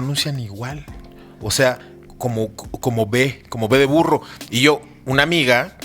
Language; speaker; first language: Spanish; native; Spanish